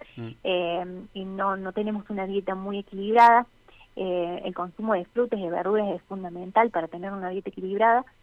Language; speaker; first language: Spanish; native; Spanish